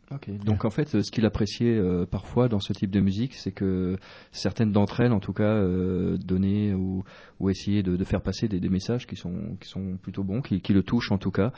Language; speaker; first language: French; native; French